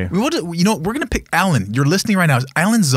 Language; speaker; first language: English; native; English